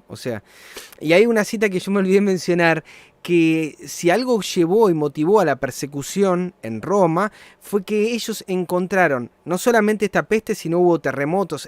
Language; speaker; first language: Spanish; native; Spanish